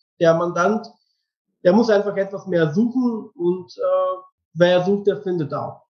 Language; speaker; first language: German; non-native, fluent; Bulgarian